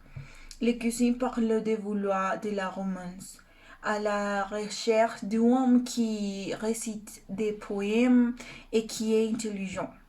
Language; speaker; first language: French; non-native, learner; Spanish